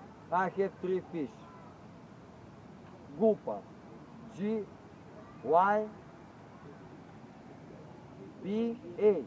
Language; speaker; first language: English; non-native, learner; Bulgarian